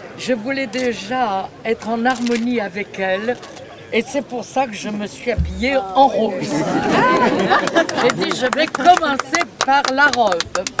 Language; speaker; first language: French; native; French